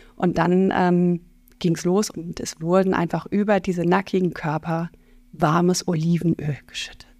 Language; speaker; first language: German; native; German